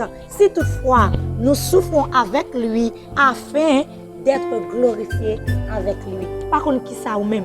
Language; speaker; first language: French; non-native, learner; Haitian Creole